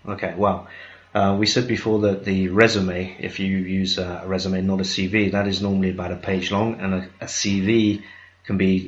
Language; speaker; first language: English; native; English